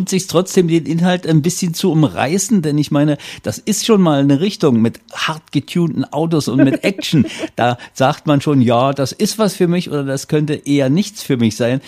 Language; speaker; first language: German; native; German